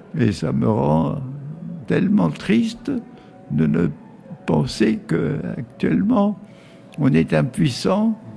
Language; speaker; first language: French; native; French